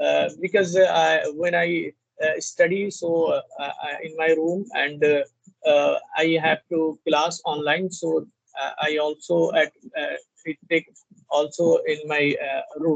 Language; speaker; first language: English; non-native, learner; Hindi